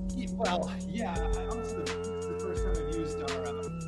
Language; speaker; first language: English; native; English